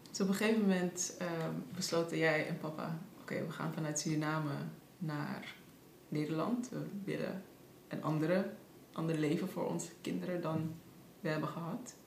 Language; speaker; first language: Dutch; early bilingual, other home language; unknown